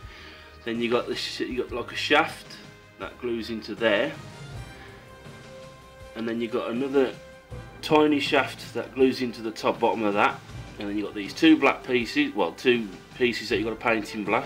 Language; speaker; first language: English; native; English